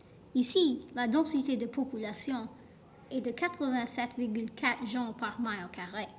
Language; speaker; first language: French; non-native, learner; English